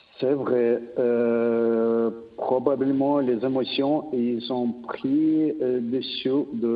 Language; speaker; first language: French; non-native, fluent; Russian